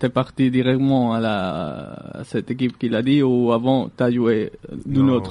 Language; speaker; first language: French; non-native, learner; Galician